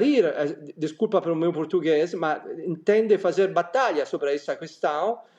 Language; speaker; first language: Portuguese; non-native, fluent; Italian